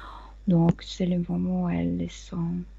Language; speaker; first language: French; non-native, fluent; Spanish